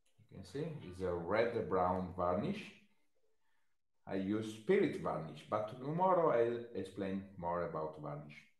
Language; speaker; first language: English; non-native, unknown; Italian